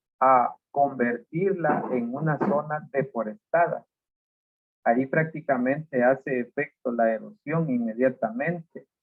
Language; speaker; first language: Spanish; native; Spanish